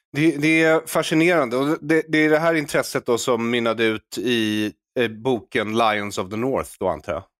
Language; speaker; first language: Swedish; native; Swedish